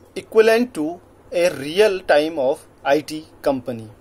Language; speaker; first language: English; non-native, local second language; Hindi